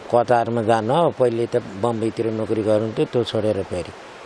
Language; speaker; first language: Nepali; native; Nepali